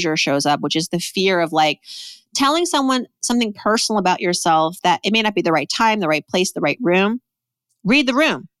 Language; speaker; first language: English; early bilingual, other home language; Persian